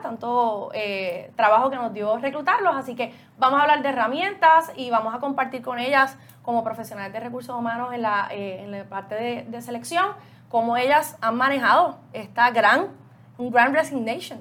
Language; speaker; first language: Spanish; native; Spanish